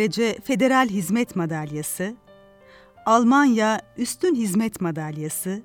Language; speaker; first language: Turkish; native; Turkish